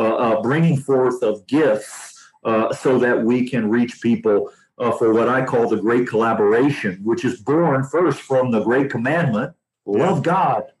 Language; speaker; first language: English; native; English